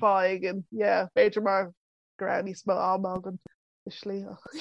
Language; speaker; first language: Irish; early bilingual, other home language; English